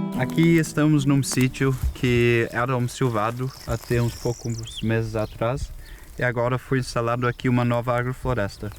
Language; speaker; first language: Portuguese; non-native, fluent; German